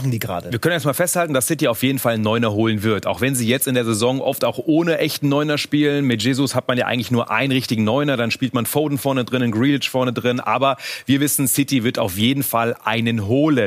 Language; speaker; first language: German; native; German